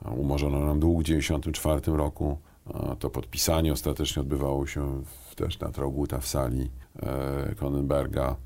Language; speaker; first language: Polish; native; Polish